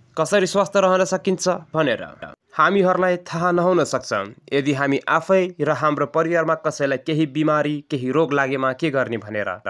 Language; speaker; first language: Nepali; native; Nepali